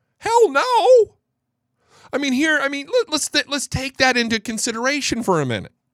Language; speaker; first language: English; native; English